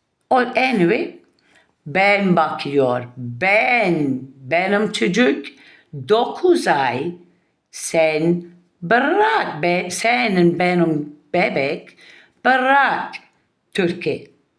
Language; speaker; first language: Turkish; non-native, learner; English